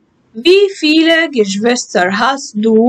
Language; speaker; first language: German; non-native, fluent; Arabic